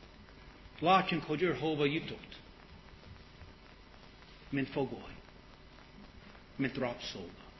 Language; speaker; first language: Hungarian; early bilingual, heritage; English